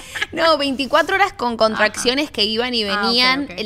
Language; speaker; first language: Spanish; native; Spanish